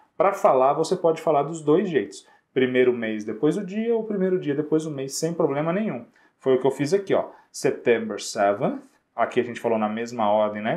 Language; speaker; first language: Portuguese; native; Portuguese